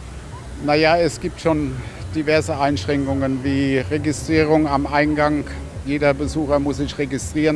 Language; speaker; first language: German; native; German